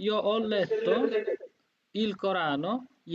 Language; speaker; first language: Italian; non-native, fluent; Bangla